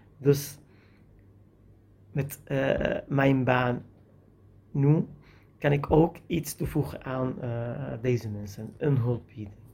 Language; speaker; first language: Dutch; non-native, learner; Arabic